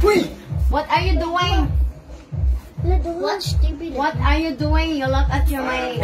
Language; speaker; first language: English; non-native, learner; Cebuano